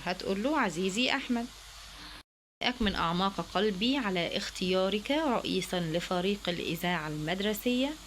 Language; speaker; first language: Arabic; native; Arabic